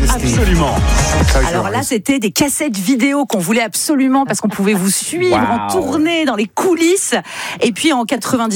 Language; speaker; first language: French; native; French